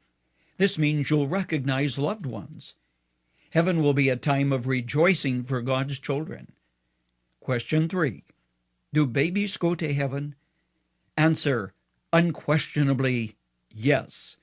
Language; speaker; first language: English; native; English